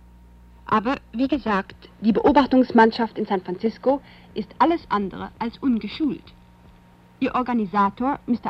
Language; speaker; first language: German; native; German